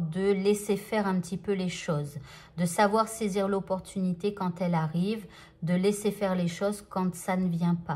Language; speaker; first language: French; native; French